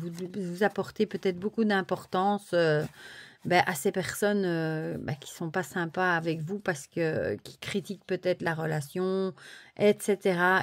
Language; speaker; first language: French; native; French